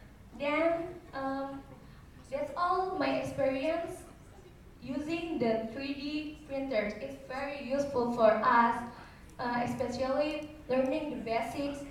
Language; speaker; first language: English; non-native, learner; Indonesian